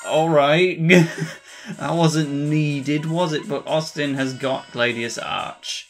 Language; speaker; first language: English; native; English